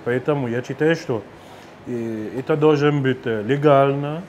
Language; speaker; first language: Russian; non-native, fluent; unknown